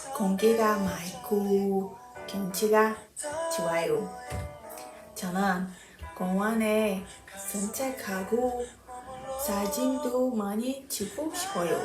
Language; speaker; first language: Korean; non-native, learner; Portuguese